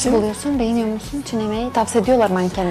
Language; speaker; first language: Turkish; non-native, fluent; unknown